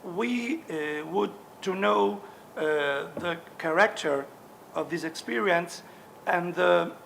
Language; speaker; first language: English; non-native, learner; Italian